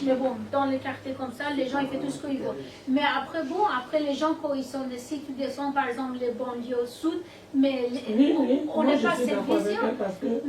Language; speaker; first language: French; non-native, learner; Persian